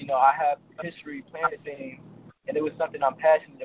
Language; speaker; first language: English; native; English